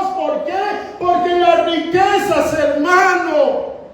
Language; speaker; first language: Spanish; native; Spanish